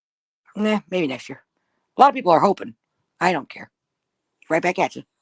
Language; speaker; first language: English; native; English